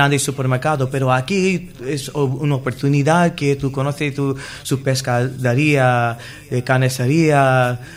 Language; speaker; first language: Spanish; non-native, learner; English